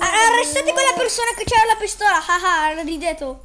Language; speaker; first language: Italian; early bilingual, other home language; Punjabi